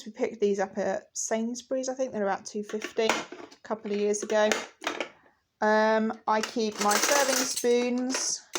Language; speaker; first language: English; native; English